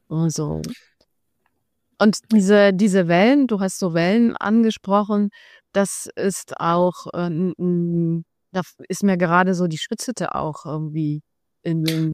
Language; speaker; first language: German; non-native, fluent; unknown